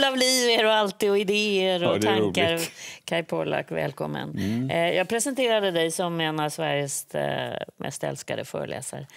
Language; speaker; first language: Swedish; native; Swedish